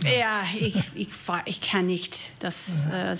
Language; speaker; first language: German; non-native, learner; English